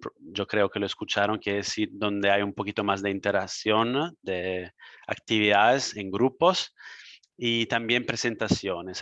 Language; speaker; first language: Spanish; non-native, fluent; Italian